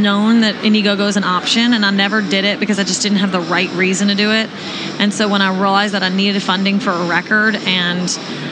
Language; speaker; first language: English; native; English